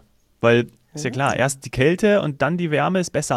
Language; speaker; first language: German; native; German